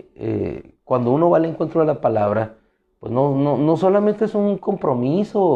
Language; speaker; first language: Spanish; native; Spanish